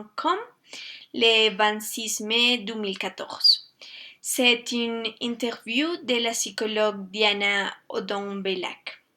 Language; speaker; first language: French; non-native, learner; Spanish